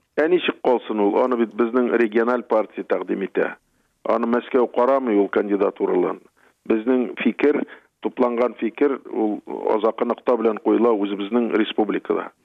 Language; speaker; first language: Tatar; native; Tatar